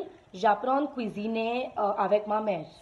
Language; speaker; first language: French; non-native, learner; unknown